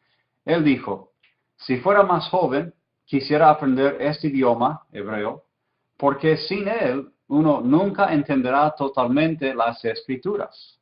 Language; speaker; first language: Spanish; non-native, fluent; English